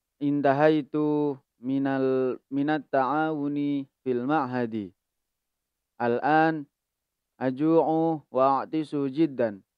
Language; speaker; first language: Arabic; non-native, learner; Indonesian